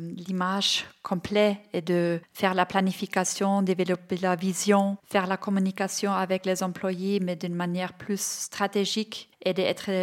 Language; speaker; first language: French; non-native, fluent; German